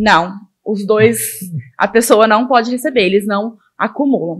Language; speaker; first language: Portuguese; native; Portuguese